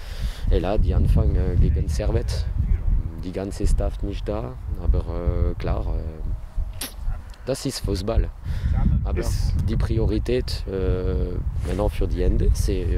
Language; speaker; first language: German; non-native, learner; French